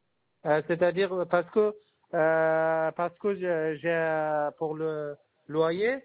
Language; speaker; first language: French; non-native, learner; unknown